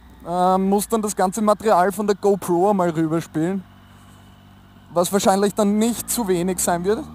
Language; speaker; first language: German; native; German